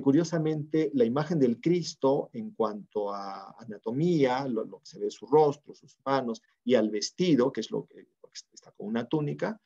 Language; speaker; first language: Spanish; native; Spanish